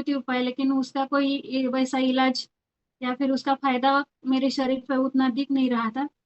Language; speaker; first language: Hindi; non-native, local second language; Marathi